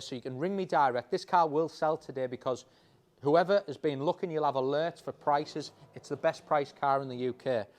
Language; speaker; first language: English; native; English